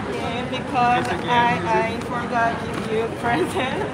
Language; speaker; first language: English; non-native, learner; Thai